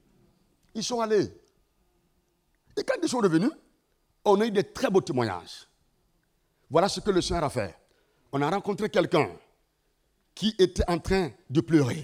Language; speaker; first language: French; non-native, local second language; Mossi